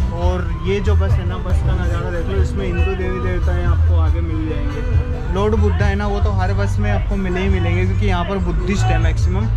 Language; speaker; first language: Hindi; native; Hindi